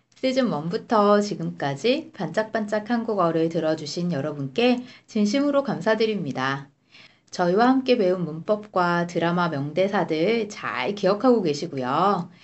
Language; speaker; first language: Korean; native; Korean